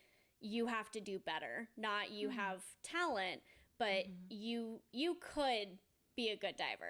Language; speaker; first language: English; native; English